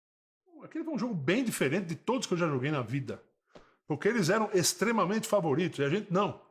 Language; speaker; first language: Portuguese; native; Portuguese